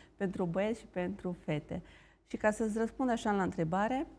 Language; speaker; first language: Romanian; native; Romanian